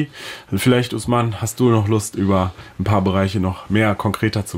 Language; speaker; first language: German; native; German